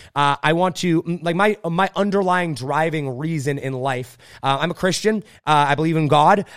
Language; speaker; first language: English; native; English